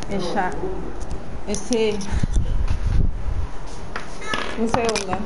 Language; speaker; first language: Spanish; native; Spanish